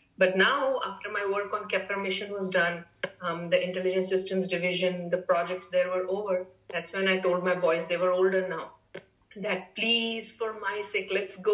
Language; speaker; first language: English; non-native, local second language; Marathi